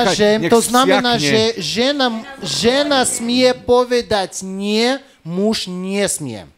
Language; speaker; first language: Slovak; non-native, fluent; Russian